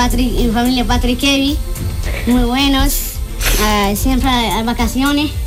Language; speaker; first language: Spanish; non-native, learner; Arabic